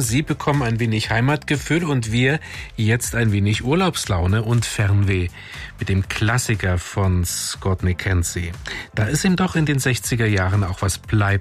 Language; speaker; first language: German; native; German